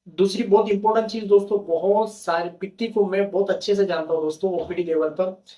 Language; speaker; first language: Hindi; native; Hindi